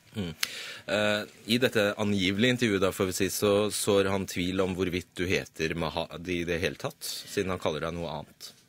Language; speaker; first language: Norwegian; native; Norwegian